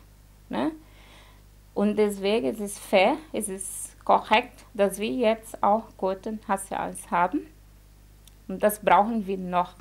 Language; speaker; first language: German; non-native, fluent; Portuguese